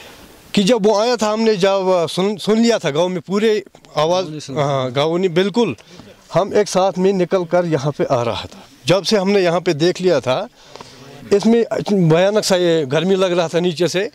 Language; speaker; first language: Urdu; non-native, local second language; Kashmiri